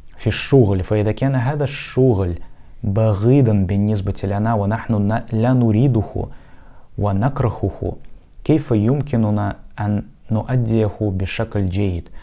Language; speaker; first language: Arabic; non-native, fluent; Russian